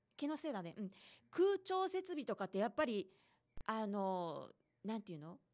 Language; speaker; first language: Japanese; native; Japanese